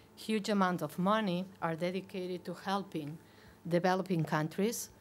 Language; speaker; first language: English; non-native, fluent; Catalan